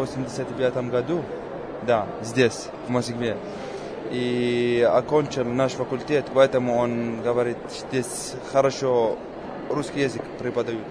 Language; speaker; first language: Russian; non-native, fluent; Arabic